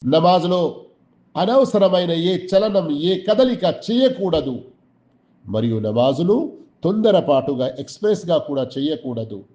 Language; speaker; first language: Telugu; non-native, local second language; Urdu